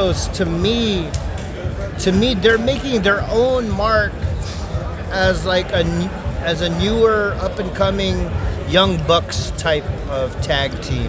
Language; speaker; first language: English; native; English